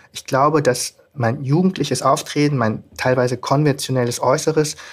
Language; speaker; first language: German; native; German